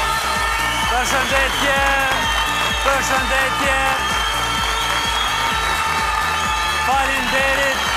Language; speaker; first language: Albanian; native; Albanian